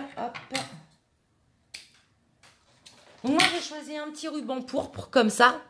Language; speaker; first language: French; native; French